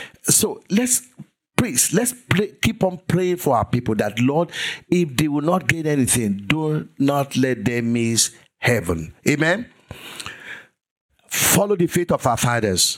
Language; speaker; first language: English; non-native, local second language; Yoruba